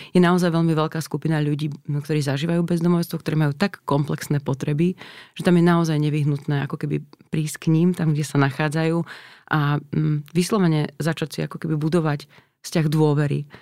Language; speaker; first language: Slovak; native; Slovak